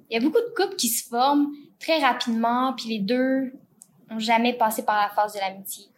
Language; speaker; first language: French; native; French